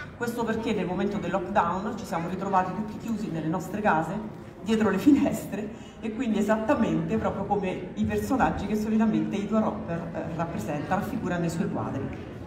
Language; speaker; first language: Italian; native; Italian